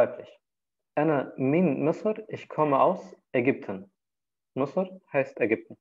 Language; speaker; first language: German; early bilingual, other home language; Turkish